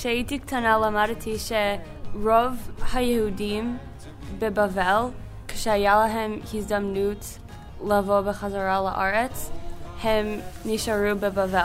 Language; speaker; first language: Hebrew; non-native, learner; English